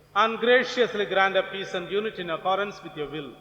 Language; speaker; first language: English; non-native, local second language; Gujarati